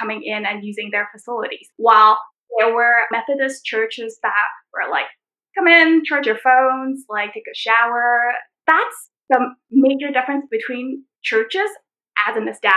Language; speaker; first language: English; non-native, local second language; Cantonese